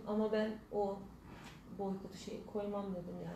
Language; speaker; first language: Turkish; early bilingual, heritage; Turkish